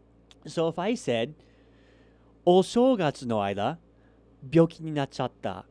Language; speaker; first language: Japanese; non-native, fluent; English